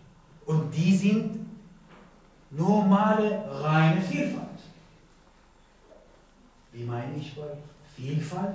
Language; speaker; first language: German; non-native, learner; Persian